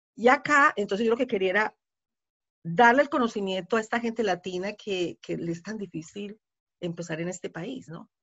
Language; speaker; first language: Spanish; native; Spanish